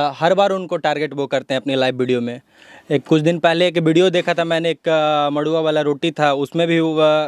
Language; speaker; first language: Hindi; native; Hindi